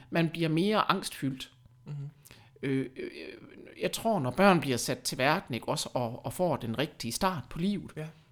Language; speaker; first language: Danish; early bilingual, other home language; German